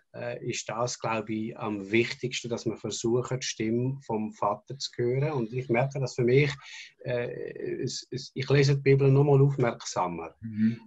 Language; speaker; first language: German; native; German